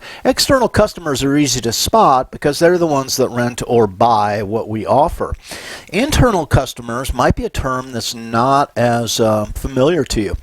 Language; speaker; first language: English; native; English